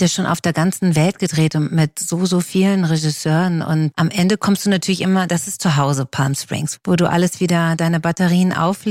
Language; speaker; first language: German; native; German